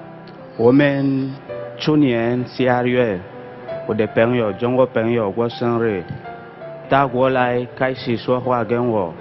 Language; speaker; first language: Chinese; non-native, learner; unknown